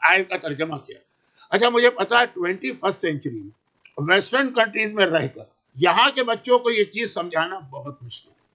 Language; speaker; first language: Urdu; native; Urdu